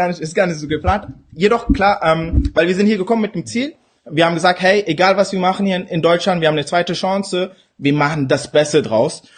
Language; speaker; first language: German; early bilingual, other home language; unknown